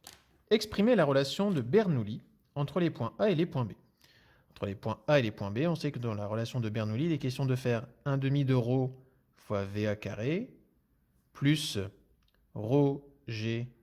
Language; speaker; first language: French; native; French